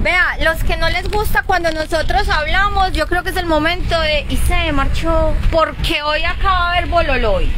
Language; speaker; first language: Spanish; native; Spanish